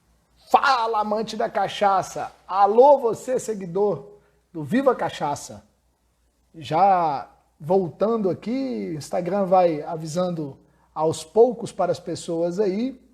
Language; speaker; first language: Portuguese; native; Portuguese